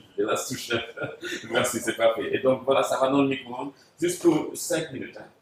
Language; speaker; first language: French; non-native, local second language; Wolof